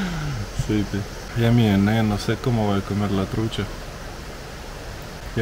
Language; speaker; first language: Spanish; non-native, fluent; Russian